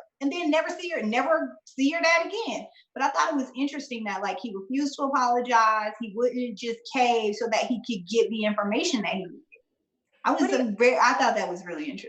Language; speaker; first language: English; native; English